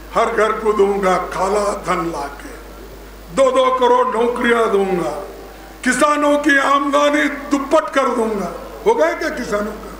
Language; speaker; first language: Hindi; non-native, local second language; Kannada